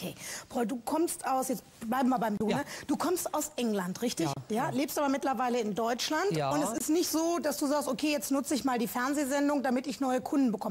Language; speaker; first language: German; native; German